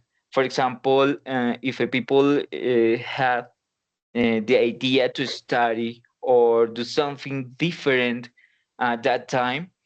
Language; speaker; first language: English; non-native, learner; Spanish